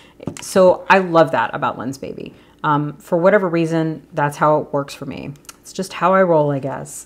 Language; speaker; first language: English; native; English